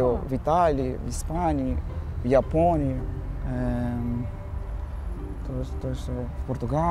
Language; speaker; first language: Russian; non-native, learner; Portuguese